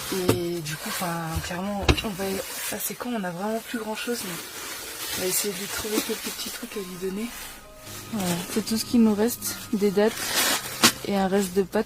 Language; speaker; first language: French; native; French